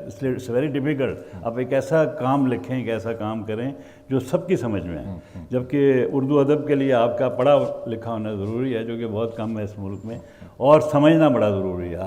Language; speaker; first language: Urdu; native; Urdu